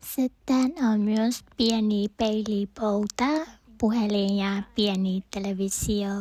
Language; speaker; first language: Finnish; non-native, learner; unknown